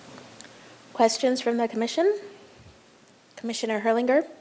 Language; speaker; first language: English; native; English